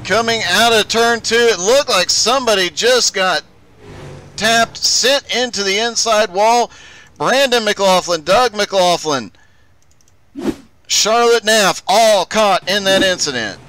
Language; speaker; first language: English; native; English